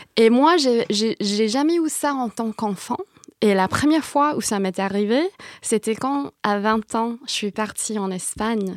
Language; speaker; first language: French; non-native, fluent; Vietnamese